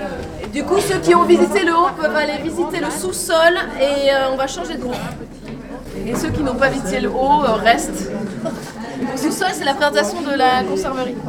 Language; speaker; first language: French; native; French